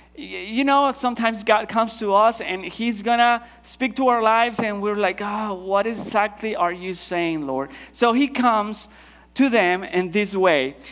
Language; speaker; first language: English; non-native, fluent; Spanish